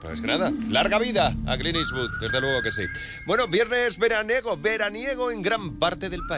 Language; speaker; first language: Spanish; native; Spanish